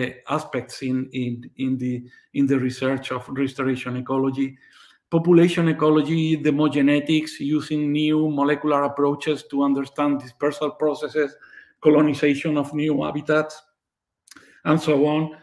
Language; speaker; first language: English; non-native, fluent; Spanish